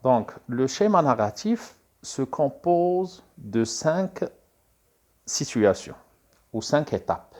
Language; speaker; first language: French; non-native, local second language; Arabic